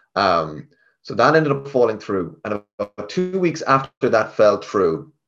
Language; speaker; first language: English; native; English